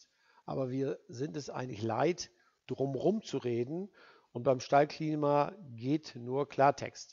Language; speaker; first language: German; native; German